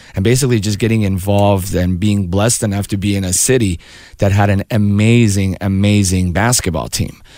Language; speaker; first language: English; early bilingual, other home language; Persian